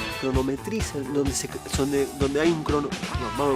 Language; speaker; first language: Spanish; native; Spanish